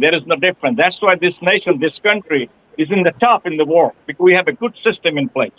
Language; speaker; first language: English; non-native, local second language; Bangla